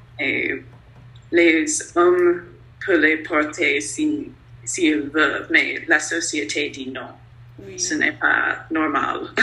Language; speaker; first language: French; non-native, learner; English